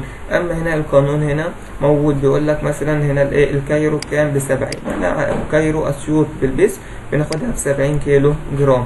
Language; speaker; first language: Arabic; native; Arabic